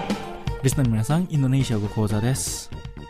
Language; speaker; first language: Japanese; non-native, fluent; Indonesian